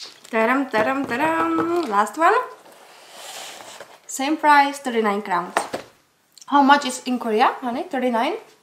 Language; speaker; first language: English; non-native, learner; Czech